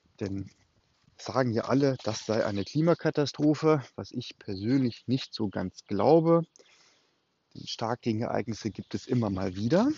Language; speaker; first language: German; native; German